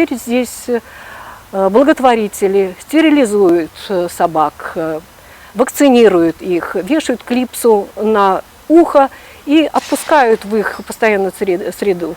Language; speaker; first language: Russian; non-native, local second language; Ukrainian